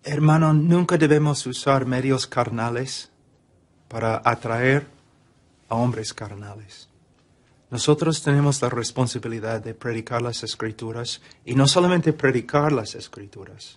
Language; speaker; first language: Spanish; non-native, fluent; English